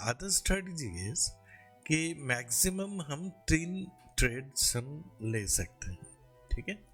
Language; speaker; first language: Hindi; non-native, local second language; Bangla